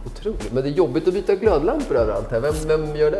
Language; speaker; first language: Swedish; native; Swedish